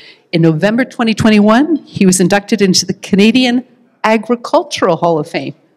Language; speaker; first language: English; native; English